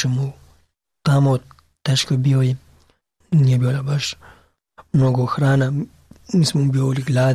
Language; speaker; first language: Serbian; non-native, learner; Pashto